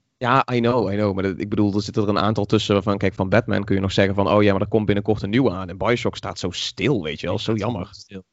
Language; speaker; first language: Dutch; native; Dutch